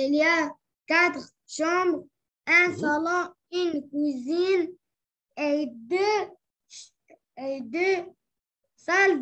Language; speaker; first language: French; non-native, learner; Arabic